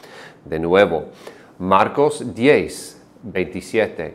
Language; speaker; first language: Spanish; non-native, fluent; English